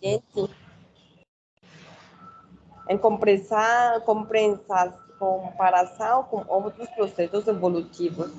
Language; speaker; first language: Portuguese; non-native, learner; Spanish